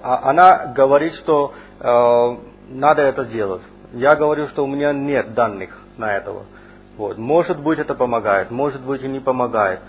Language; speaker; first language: Russian; non-native, fluent; Marathi